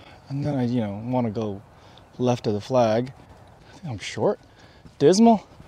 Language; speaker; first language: English; early bilingual, other home language; Korean